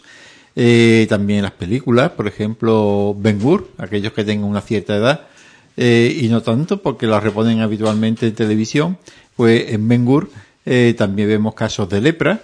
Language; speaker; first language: Spanish; native; Spanish